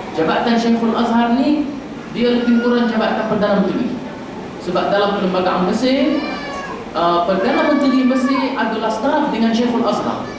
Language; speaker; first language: Malay; non-native, fluent; Arabic